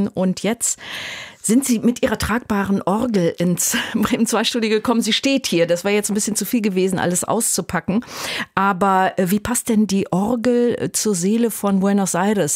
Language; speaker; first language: German; native; German